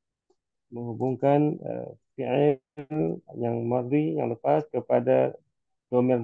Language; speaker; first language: Indonesian; non-native, learner; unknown